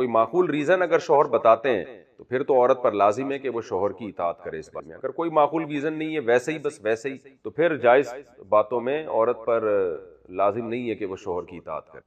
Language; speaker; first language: Urdu; native; Urdu